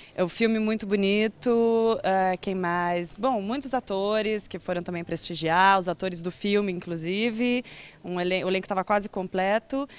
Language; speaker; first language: Portuguese; early bilingual, other home language; Spanish